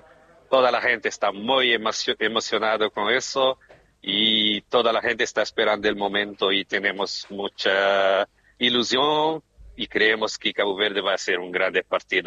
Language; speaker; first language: Spanish; non-native, fluent; Portuguese